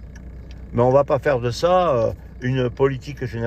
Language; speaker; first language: French; native; French